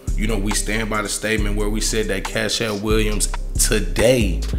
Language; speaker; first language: English; native; English